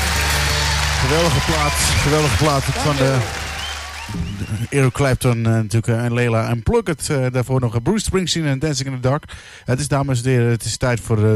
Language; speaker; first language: Dutch; native; Dutch